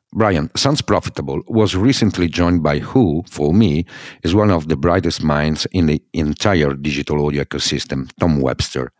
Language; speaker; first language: English; non-native, fluent; Italian